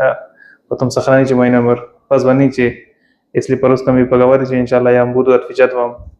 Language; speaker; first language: Russian; non-native, fluent; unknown